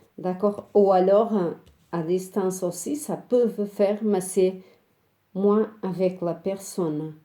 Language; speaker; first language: French; non-native, fluent; Portuguese